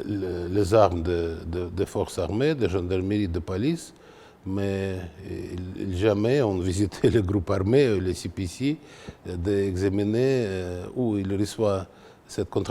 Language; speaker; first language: French; non-native, fluent; Russian